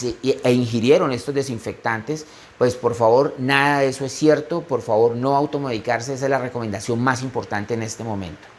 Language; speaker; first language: Spanish; native; Spanish